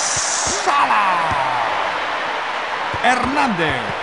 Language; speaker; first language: Spanish; native; Spanish